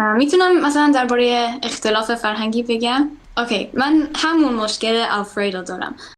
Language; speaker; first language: Persian; non-native, fluent; English